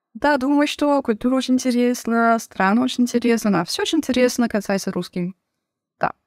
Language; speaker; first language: Russian; non-native, learner; Turkish